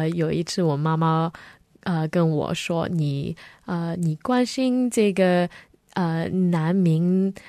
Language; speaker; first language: Chinese; early bilingual, heritage; Chinese